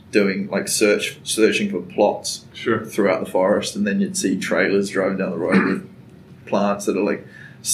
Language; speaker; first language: English; native; English